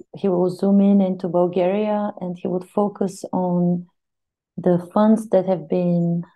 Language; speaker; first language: English; non-native, fluent; Bulgarian